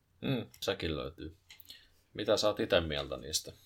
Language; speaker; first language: Finnish; native; Finnish